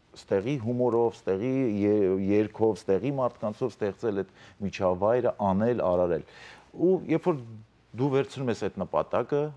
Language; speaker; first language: Armenian; native; Armenian